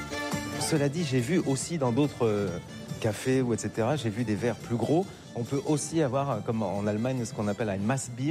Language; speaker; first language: French; native; French